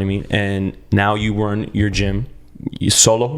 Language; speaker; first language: English; native; English